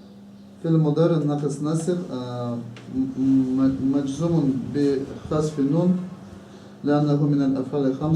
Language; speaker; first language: Arabic; non-native, learner; Chechen